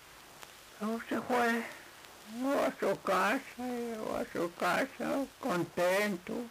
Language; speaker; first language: Spanish; non-native, local second language; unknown